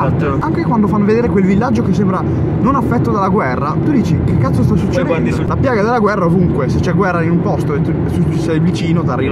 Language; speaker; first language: Italian; native; Italian